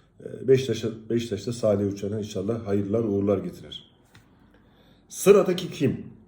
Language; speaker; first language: Turkish; native; Turkish